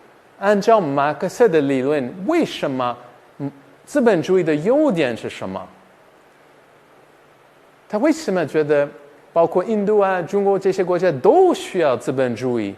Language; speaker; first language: Chinese; non-native, fluent; English